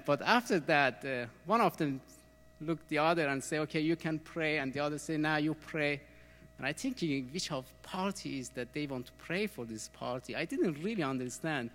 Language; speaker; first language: English; non-native, learner; Persian